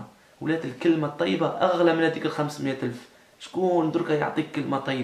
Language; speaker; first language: Arabic; native; Arabic